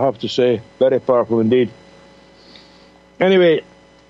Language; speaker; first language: English; native; English